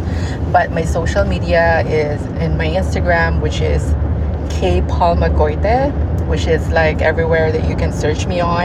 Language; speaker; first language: English; non-native, local second language; Cebuano